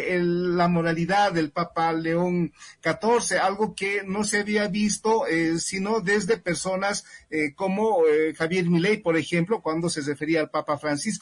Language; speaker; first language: Spanish; native; Spanish